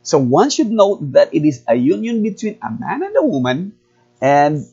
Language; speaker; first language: English; non-native, local second language; Filipino